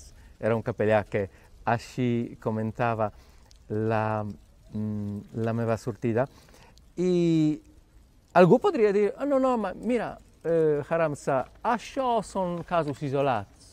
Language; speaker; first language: Catalan; non-native, fluent; Polish